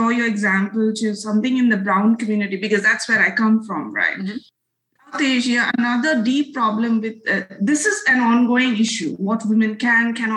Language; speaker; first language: English; non-native, local second language; Bangla